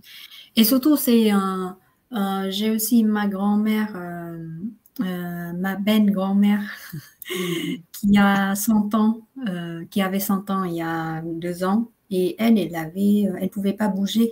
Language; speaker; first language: French; non-native, fluent; Vietnamese